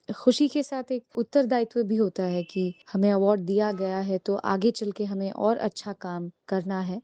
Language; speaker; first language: Hindi; non-native, local second language; Bangla